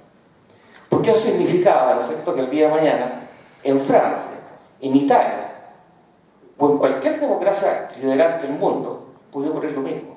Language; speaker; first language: Spanish; native; Spanish